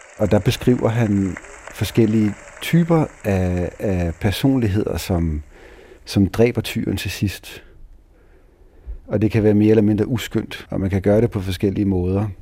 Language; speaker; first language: Danish; native; Danish